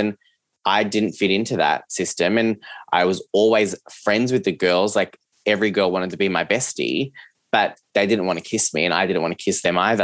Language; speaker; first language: English; early bilingual, other home language; Serbian